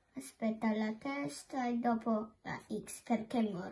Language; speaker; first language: Italian; early bilingual, other home language; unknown